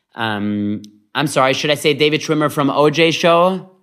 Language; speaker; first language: English; early bilingual, other home language; Hebrew